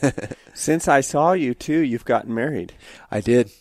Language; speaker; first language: English; native; English